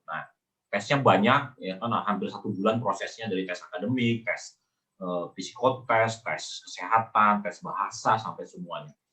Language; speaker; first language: Indonesian; native; Indonesian